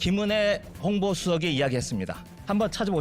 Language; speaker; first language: Korean; native; Korean